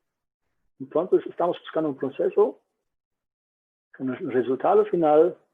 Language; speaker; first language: Spanish; non-native, learner; German